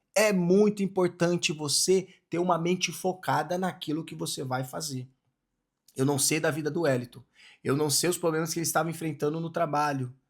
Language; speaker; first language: Portuguese; native; Portuguese